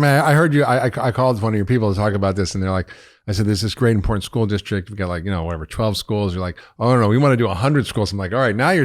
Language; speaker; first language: English; native; English